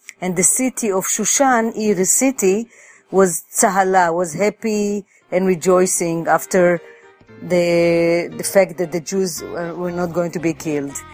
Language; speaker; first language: English; non-native, fluent; Hebrew